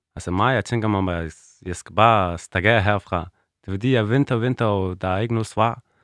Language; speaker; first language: Danish; non-native, learner; Persian